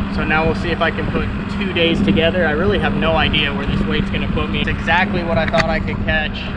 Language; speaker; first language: English; native; English